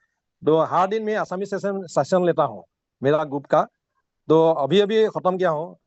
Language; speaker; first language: Hindi; non-native, local second language; Assamese